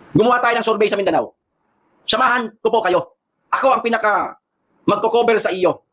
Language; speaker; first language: Filipino; non-native, local second language; Cebuano